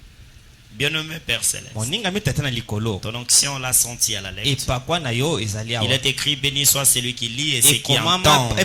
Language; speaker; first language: Haitian Creole; non-native, local second language; Lingala